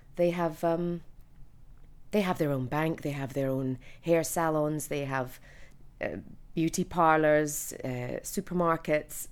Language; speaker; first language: English; native; English